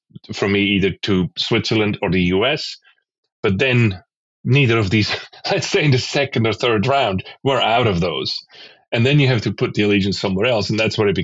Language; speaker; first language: English; non-native, fluent; Swiss German